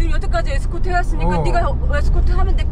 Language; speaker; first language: Korean; native; Korean